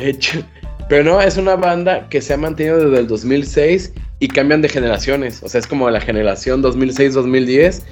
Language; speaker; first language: Spanish; native; Spanish